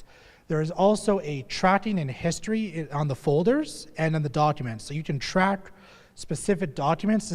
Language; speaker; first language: English; native; English